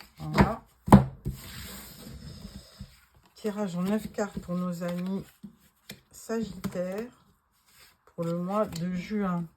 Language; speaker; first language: French; native; French